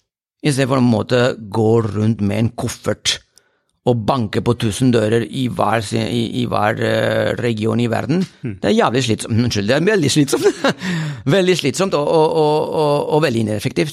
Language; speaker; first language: Norwegian; non-native, fluent; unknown